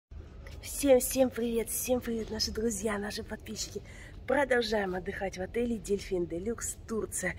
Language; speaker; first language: Russian; native; Russian